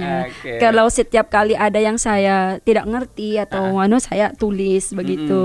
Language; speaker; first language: Indonesian; non-native, fluent; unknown